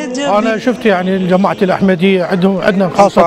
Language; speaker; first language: Arabic; native; Arabic